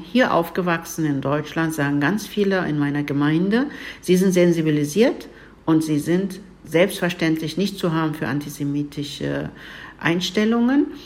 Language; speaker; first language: German; early bilingual, other home language; Turkish